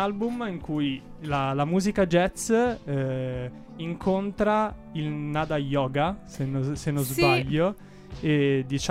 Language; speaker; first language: Italian; native; Italian